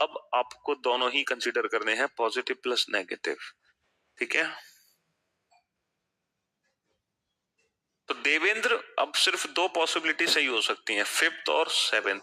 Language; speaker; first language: Hindi; native; Hindi